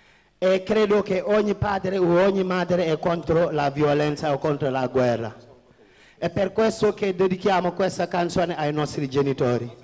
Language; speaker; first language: Italian; non-native, fluent; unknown